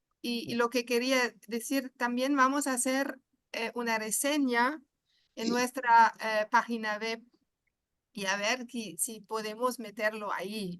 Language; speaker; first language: Spanish; non-native, fluent; German